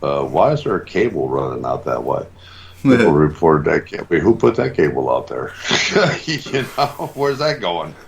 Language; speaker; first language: English; native; English